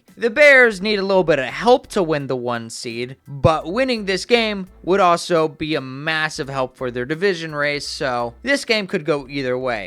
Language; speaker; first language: English; native; English